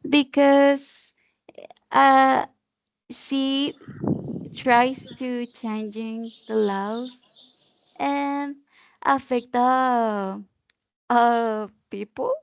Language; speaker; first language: English; non-native, learner; Spanish